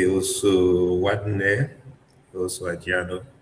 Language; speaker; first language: Portuguese; non-native, learner; Haitian Creole